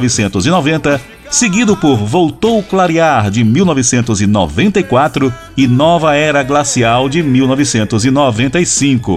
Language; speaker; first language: Portuguese; native; Portuguese